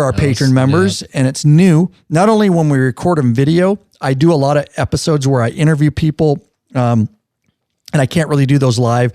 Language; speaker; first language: English; native; English